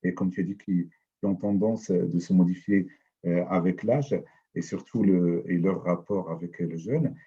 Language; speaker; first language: French; non-native, local second language; Arabic